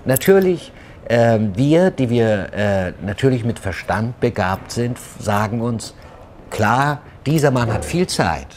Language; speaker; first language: German; early bilingual, other home language; Turkish